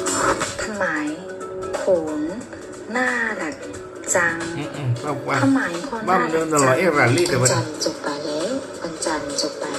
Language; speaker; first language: Thai; non-native, fluent; Burmese